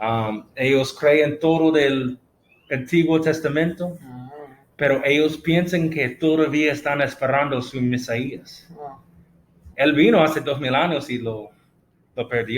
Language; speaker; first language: Spanish; non-native, fluent; English